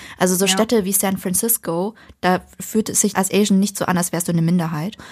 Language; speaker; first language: German; early bilingual, other home language; Vietnamese